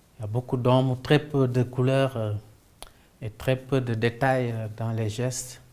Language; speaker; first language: French; non-native, local second language; Wolof